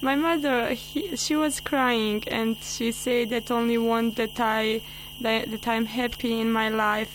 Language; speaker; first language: English; non-native, learner; Bosnian